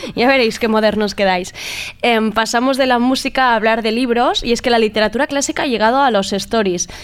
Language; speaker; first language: Spanish; native; Spanish